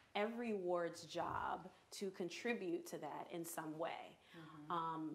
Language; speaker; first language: English; native; English